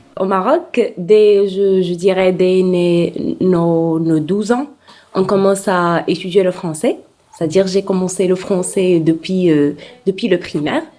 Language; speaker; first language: French; non-native, local second language; Arabic